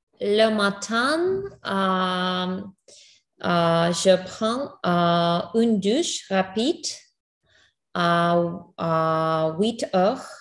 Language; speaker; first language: French; non-native, learner; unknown